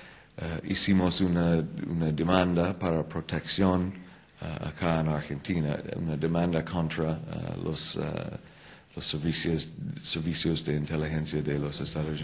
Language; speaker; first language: Spanish; non-native, fluent; English